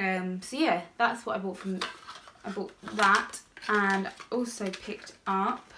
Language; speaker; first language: English; native; English